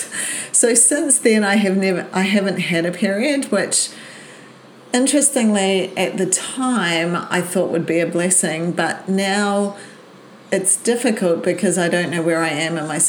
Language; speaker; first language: English; native; English